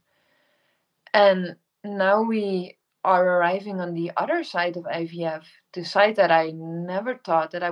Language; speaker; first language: English; non-native, fluent; Dutch